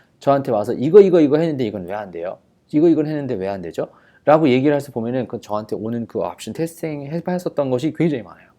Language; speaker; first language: Korean; early bilingual, heritage; Korean